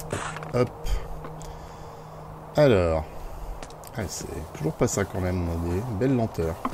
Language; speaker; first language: French; native; French